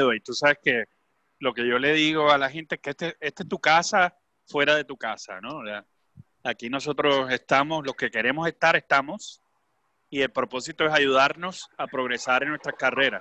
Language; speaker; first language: English; non-native, fluent; Spanish